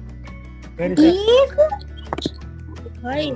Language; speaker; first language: English; non-native, learner; Indonesian